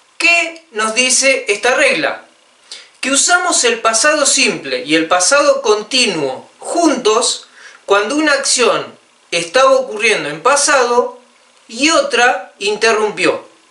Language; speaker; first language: Spanish; native; Spanish